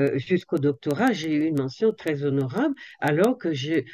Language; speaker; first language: French; native; French